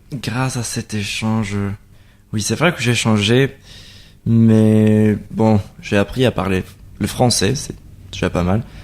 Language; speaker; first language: French; non-native, fluent; Spanish